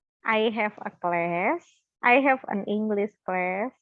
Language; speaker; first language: English; non-native, fluent; Indonesian